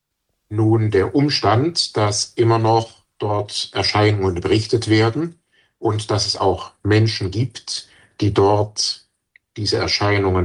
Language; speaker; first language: German; native; German